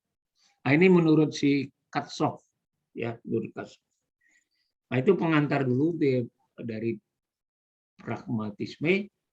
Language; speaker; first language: Indonesian; native; Indonesian